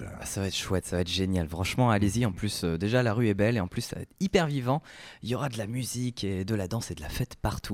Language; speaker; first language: French; native; French